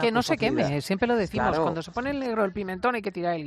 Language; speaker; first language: Spanish; native; Spanish